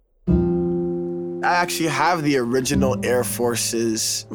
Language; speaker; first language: English; native; English